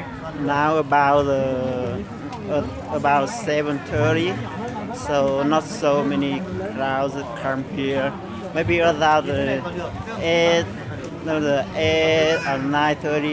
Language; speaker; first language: English; non-native, learner; Hmong